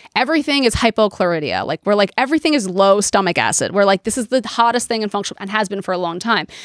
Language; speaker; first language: English; native; English